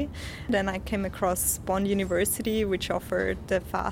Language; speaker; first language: English; non-native, fluent; Swiss German